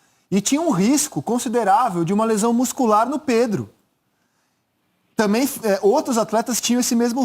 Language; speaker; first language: Portuguese; native; Portuguese